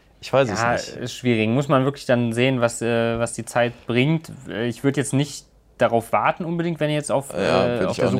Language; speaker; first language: German; native; German